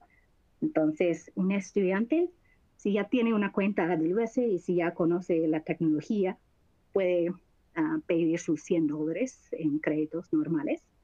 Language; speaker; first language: Spanish; non-native, fluent; English